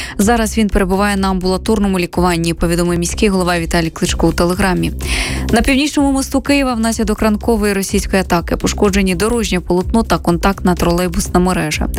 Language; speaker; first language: Ukrainian; native; Ukrainian